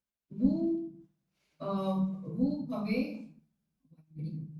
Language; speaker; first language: French; non-native, learner; Hindi